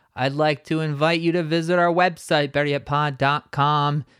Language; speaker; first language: English; native; English